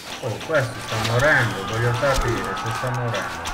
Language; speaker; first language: Italian; native; Italian